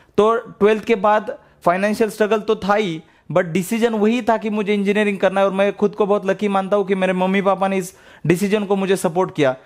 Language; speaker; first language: Hindi; non-native, local second language; Marathi